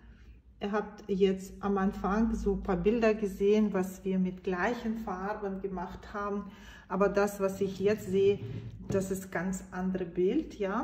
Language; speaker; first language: German; non-native, fluent; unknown